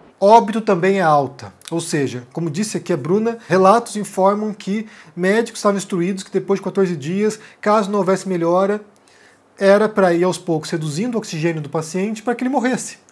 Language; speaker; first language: Portuguese; native; Portuguese